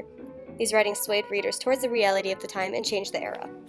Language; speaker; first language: English; native; English